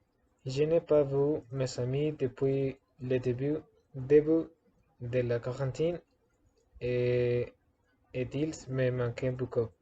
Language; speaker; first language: French; non-native, learner; Spanish